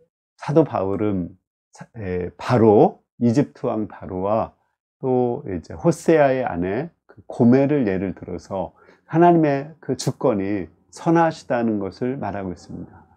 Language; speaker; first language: Korean; native; Korean